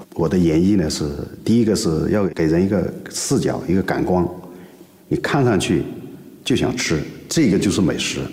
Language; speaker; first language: Chinese; non-native, local second language; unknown